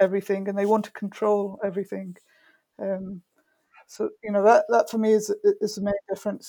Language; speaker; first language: English; native; English